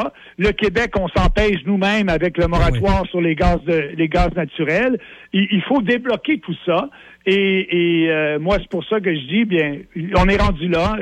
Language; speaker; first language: French; native; French